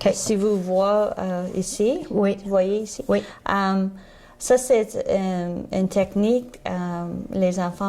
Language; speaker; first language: French; non-native, learner; English